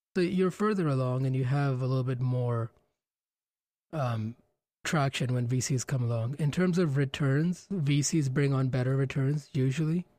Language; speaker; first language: English; non-native, local second language; Hindi